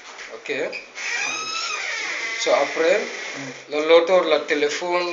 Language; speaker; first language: French; non-native, learner; English